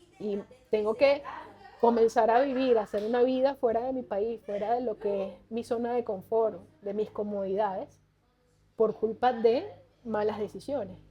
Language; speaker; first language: Spanish; native; Spanish